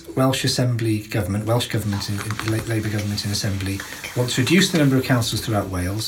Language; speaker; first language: English; native; English